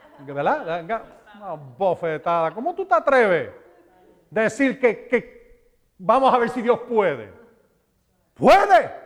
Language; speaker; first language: Spanish; early bilingual, heritage; Spanish